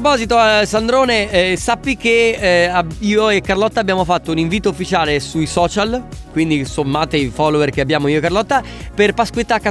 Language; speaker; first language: Italian; native; Italian